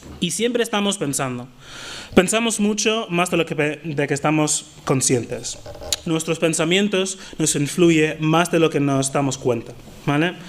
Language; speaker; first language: Spanish; non-native, fluent; English